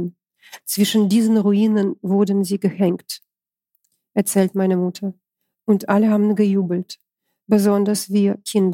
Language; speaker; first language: German; non-native, fluent; Russian